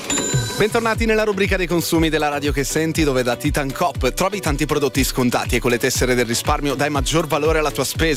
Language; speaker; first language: Italian; native; Italian